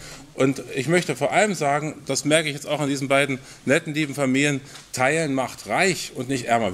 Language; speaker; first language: German; native; German